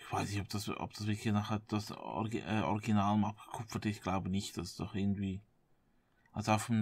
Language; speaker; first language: German; native; German